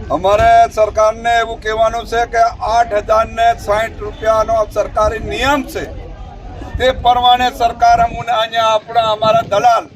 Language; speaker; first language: Gujarati; non-native, local second language; Rathawi